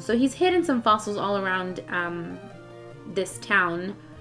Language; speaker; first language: English; early bilingual, other home language; Spanish